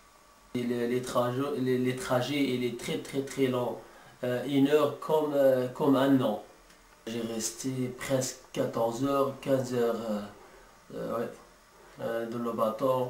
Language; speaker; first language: French; non-native, learner; Arabic